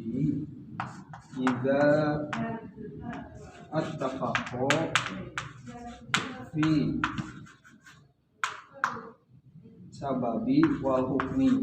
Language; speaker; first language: Arabic; non-native, learner; Indonesian